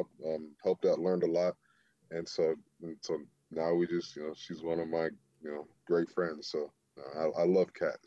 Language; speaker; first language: English; native; English